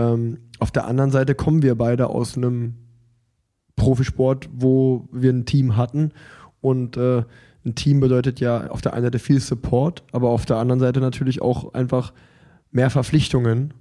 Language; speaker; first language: German; native; German